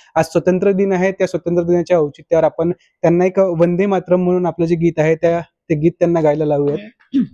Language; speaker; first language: Marathi; native; Marathi